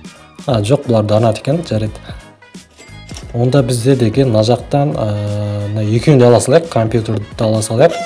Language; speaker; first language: Kazakh; native; Kazakh